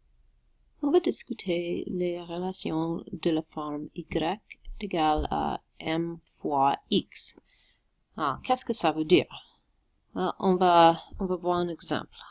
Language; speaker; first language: French; non-native, local second language; English